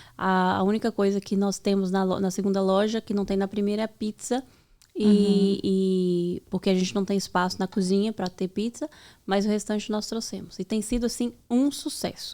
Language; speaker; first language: Portuguese; native; Portuguese